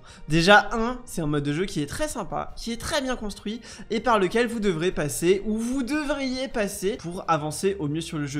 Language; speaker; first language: French; native; French